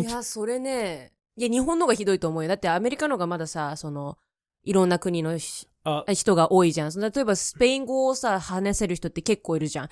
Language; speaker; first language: Japanese; native; Japanese